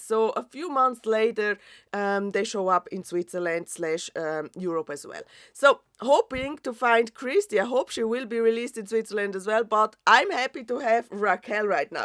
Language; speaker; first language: English; non-native, fluent; German